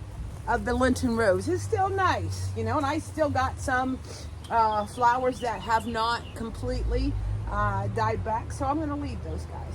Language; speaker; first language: English; native; English